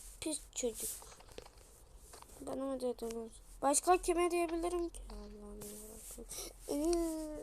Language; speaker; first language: Turkish; native; Turkish